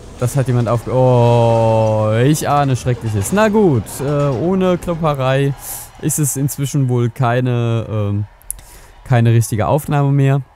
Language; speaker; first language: German; native; German